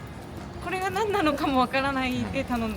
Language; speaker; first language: Japanese; native; Japanese